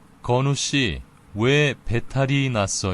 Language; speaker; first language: Korean; non-native, learner; Bangla